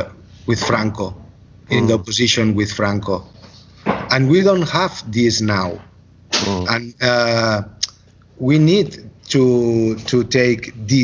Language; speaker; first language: English; non-native, learner; Catalan